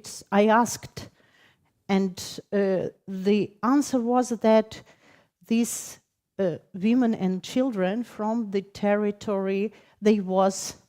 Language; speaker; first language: English; non-native, fluent; Ukrainian